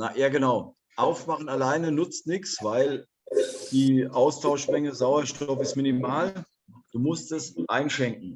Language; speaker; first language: German; native; German